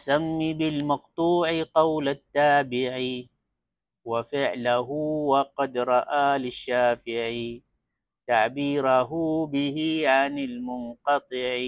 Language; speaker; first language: Arabic; non-native, fluent; Malay